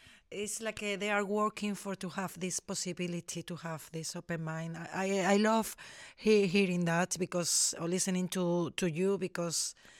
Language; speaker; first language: English; non-native, learner; Spanish